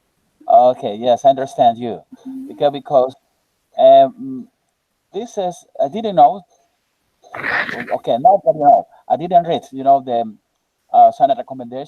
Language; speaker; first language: English; non-native, learner; Spanish